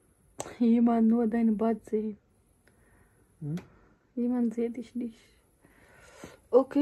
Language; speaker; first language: German; non-native, learner; Somali